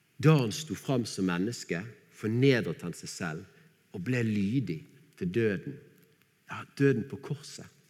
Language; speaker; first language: Norwegian; native; Norwegian